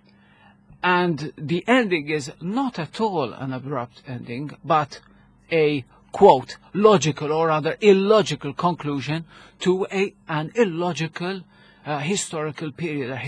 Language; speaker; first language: English; non-native, local second language; Maltese